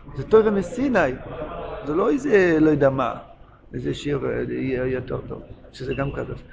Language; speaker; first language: Hebrew; non-native, local second language; Yiddish